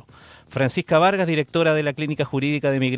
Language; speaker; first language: Spanish; native; Spanish